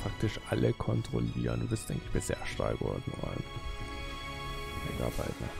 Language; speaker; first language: German; native; German